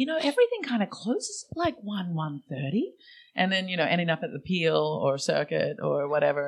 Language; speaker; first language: English; native; English